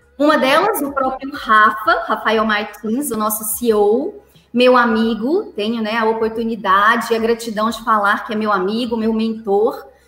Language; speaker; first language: Portuguese; native; Portuguese